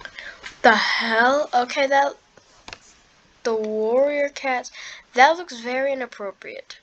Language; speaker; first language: English; native; English